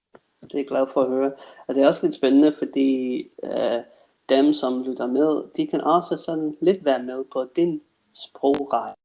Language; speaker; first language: Danish; non-native, fluent; English